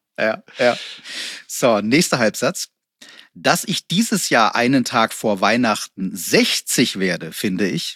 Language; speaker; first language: German; native; German